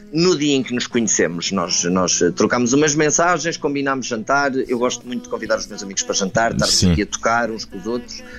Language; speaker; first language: Portuguese; native; Portuguese